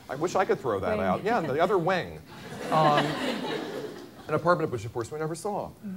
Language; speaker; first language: English; native; English